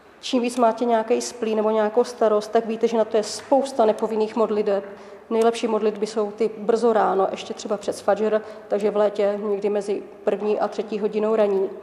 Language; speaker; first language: Czech; native; Czech